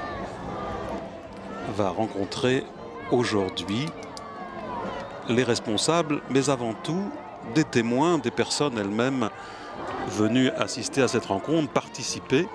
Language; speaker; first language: French; native; French